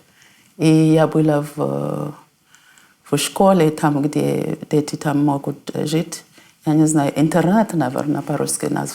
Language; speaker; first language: Russian; non-native, fluent; North Ndebele